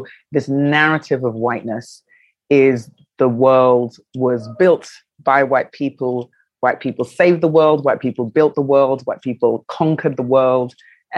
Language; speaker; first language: English; native; English